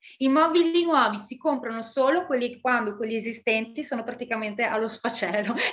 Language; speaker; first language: Italian; native; Italian